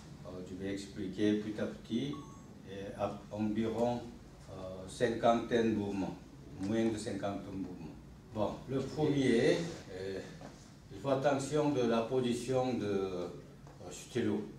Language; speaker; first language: French; non-native, learner; Korean